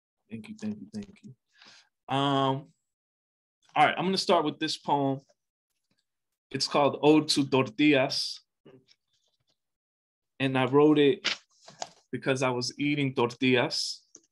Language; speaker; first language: English; early bilingual, other home language; Spanish